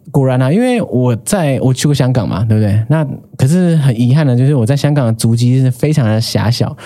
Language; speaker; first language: Chinese; native; Chinese